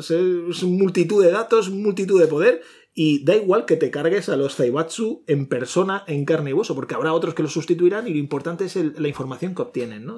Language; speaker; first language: Spanish; native; Spanish